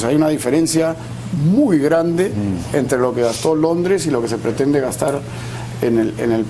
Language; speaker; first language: Spanish; native; Spanish